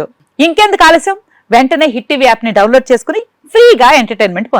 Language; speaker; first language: Telugu; native; Telugu